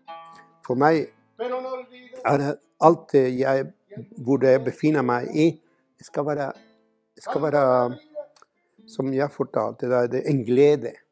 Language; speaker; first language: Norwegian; non-native, fluent; Spanish